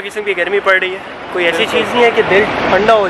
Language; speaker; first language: Urdu; native; Urdu